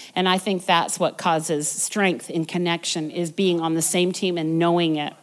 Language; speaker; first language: English; native; English